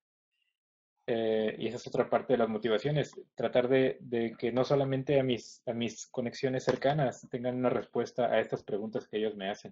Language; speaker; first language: Spanish; native; Spanish